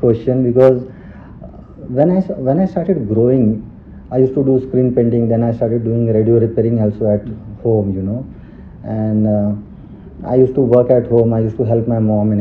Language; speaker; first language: English; non-native, local second language; Marathi